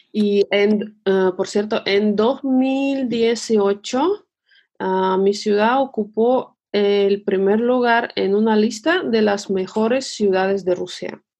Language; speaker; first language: Spanish; non-native, fluent; Russian